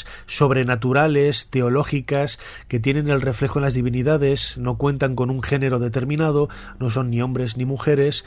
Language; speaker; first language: Spanish; native; Spanish